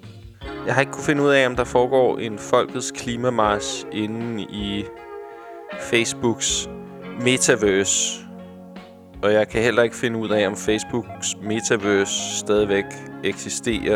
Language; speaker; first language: Danish; native; Danish